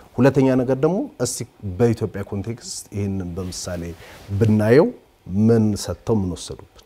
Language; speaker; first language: Amharic; native; Amharic